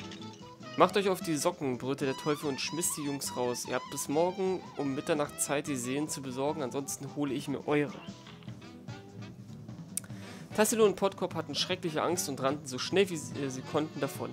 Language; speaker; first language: German; native; German